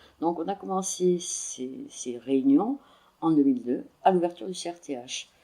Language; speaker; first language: French; native; French